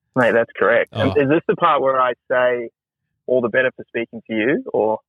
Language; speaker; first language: English; native; English